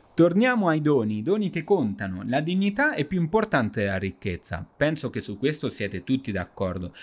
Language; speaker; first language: Italian; non-native, fluent; Spanish